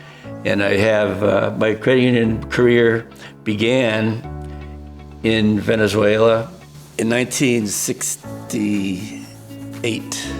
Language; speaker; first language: English; native; English